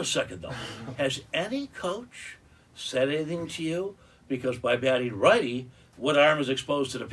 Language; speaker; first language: English; native; English